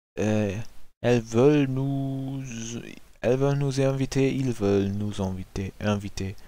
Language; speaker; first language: French; non-native, learner; German